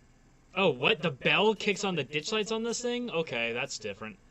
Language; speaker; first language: English; native; English